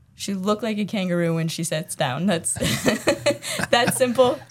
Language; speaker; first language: English; native; English